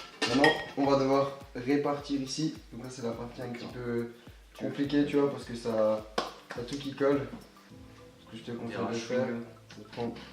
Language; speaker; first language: French; native; French